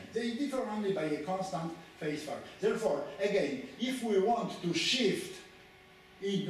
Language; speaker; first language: English; non-native, fluent; Polish